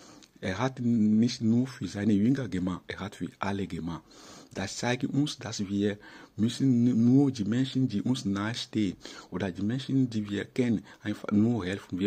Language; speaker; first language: German; non-native, fluent; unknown